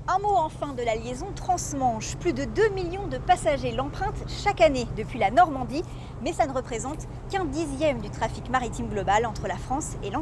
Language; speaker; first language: French; native; French